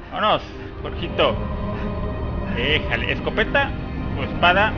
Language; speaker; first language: Spanish; native; Spanish